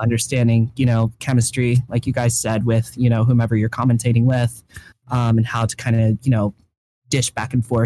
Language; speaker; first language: English; native; English